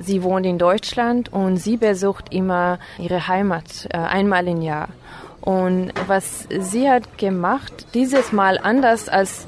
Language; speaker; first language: German; non-native, fluent; Armenian